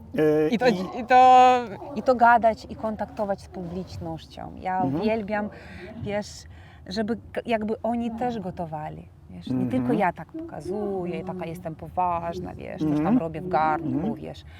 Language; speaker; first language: Polish; non-native, learner; Romanian